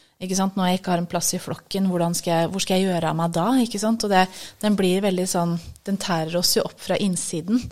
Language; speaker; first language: Norwegian; native; Norwegian